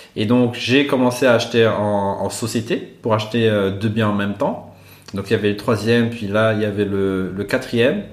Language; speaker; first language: French; non-native, local second language; Malagasy